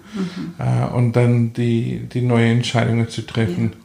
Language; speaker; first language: German; non-native, fluent; Afrikaans